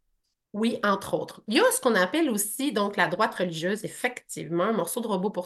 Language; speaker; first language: French; native; French